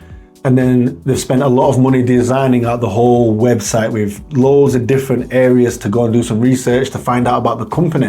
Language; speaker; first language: English; native; English